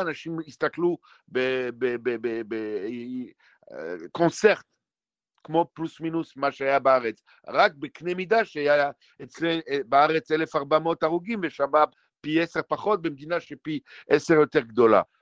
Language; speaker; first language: Hebrew; non-native, fluent; French